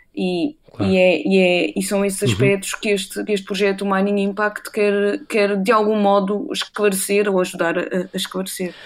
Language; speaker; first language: Portuguese; native; Portuguese